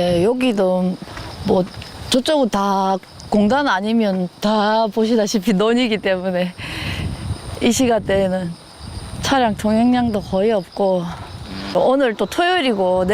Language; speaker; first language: Korean; native; Korean